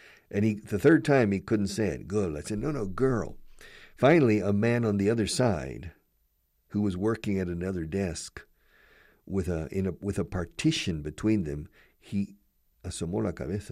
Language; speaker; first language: English; native; English